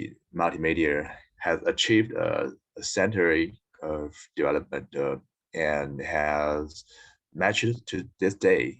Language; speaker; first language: English; non-native, learner; Chinese